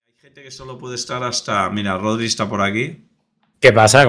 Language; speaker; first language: Spanish; native; Spanish